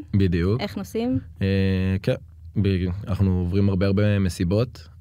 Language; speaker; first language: Hebrew; native; Hebrew